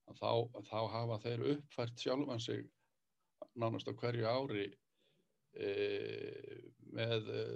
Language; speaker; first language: Icelandic; native; Icelandic